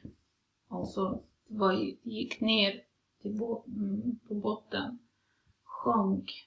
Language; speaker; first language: Swedish; non-native, fluent; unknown